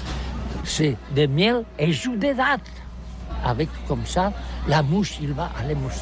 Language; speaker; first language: French; non-native, learner; Catalan